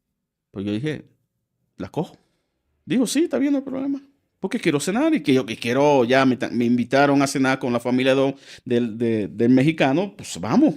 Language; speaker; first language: Spanish; native; Spanish